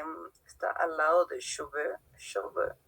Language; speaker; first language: French; non-native, learner; Spanish